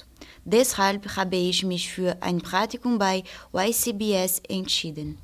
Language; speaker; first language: German; non-native, fluent; Portuguese